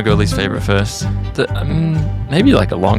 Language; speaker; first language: English; native; English